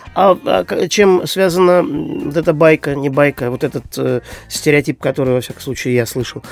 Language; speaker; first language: Russian; native; Russian